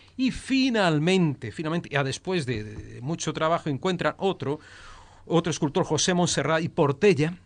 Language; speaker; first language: Spanish; early bilingual, heritage; Spanish